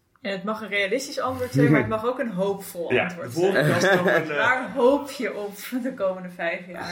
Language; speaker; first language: Dutch; native; Dutch